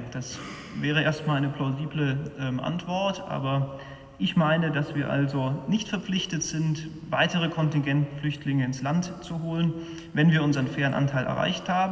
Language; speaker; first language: German; native; German